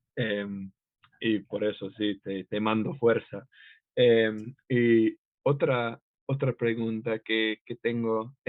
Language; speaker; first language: Spanish; non-native, fluent; English